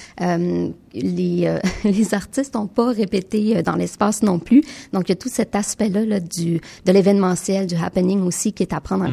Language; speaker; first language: French; native; French